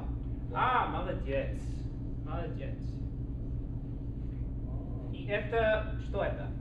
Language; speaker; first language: Russian; non-native, learner; English